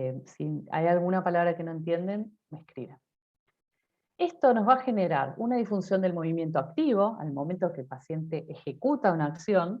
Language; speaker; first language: Spanish; native; Spanish